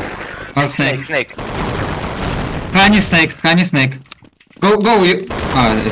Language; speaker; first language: English; non-native, learner; Russian